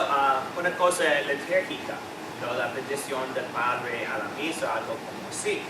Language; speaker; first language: Spanish; non-native, fluent; English